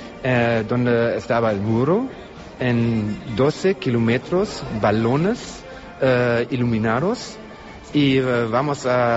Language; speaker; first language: Spanish; non-native, fluent; German